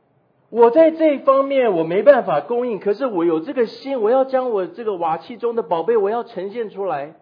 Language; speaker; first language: Chinese; native; Chinese